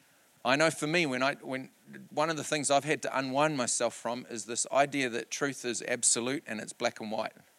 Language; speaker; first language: English; native; English